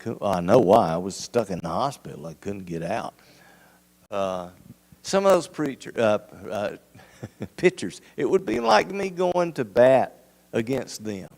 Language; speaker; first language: English; native; English